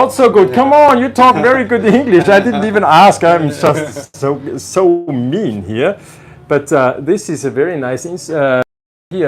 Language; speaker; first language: English; non-native, fluent; German